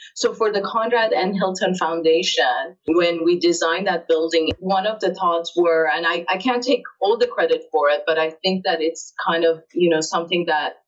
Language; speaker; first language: English; early bilingual, other home language; Persian